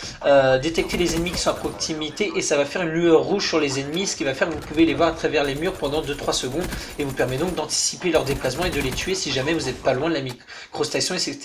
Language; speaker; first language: French; native; French